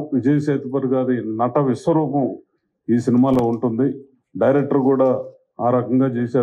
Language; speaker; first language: Telugu; native; Telugu